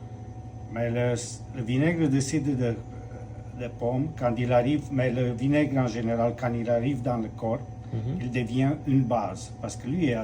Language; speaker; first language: French; non-native, fluent; Romanian